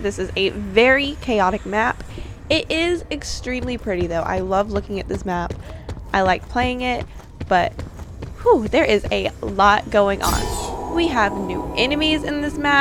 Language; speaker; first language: English; native; English